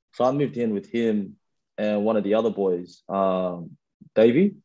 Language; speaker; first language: English; early bilingual, other home language; Fijian